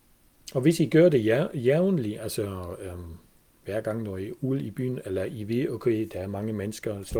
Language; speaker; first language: Danish; non-native, fluent; German